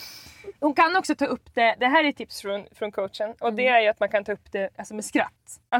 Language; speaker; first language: Swedish; native; Swedish